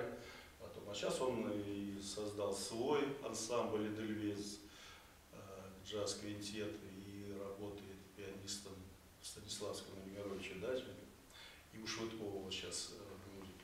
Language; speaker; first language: Russian; native; Russian